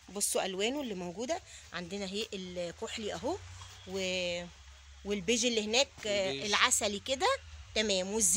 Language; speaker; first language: Arabic; native; Arabic